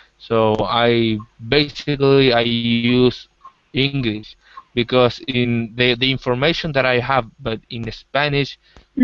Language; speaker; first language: English; non-native, learner; Spanish